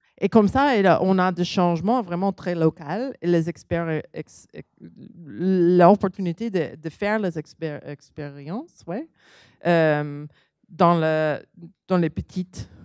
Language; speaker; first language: French; non-native, learner; English